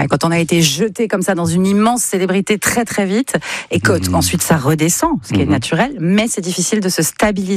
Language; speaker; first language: French; native; French